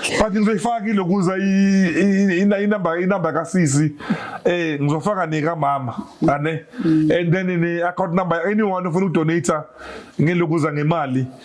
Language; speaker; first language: Zulu; native; Zulu